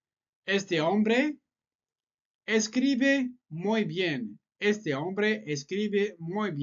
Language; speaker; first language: Spanish; non-native, fluent; French